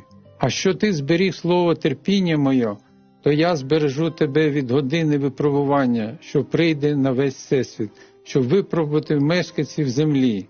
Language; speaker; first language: Ukrainian; native; Ukrainian